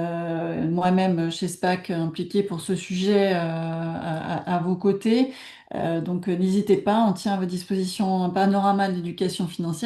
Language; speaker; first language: French; native; French